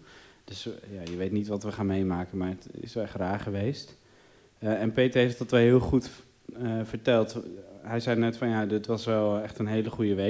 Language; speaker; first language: Dutch; native; Dutch